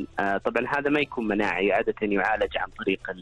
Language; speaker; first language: Arabic; native; Arabic